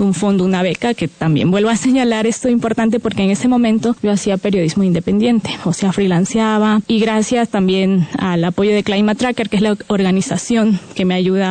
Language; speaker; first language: Spanish; native; Spanish